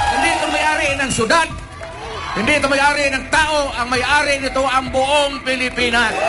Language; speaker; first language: Filipino; non-native, local second language; Cebuano